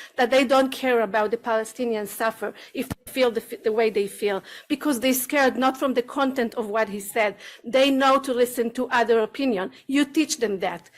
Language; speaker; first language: English; non-native, learner; Hebrew